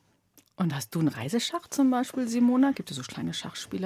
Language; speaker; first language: German; native; German